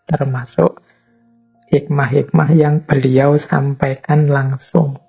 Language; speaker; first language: Indonesian; native; Indonesian